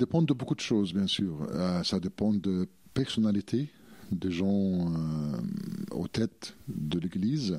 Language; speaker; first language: French; non-native, fluent; Arabic